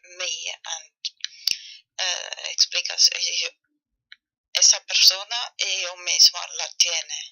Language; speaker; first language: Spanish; non-native, learner; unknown